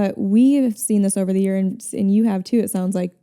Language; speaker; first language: English; native; English